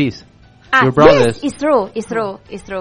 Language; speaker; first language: English; non-native, learner; Chinese